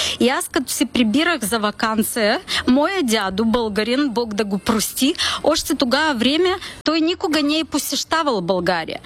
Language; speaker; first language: Bulgarian; early bilingual, heritage; Bulgarian